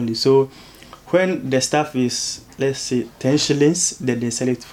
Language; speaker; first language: English; non-native, local second language; Ewe